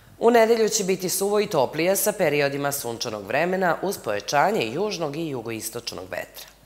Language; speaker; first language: Serbian; native; Serbian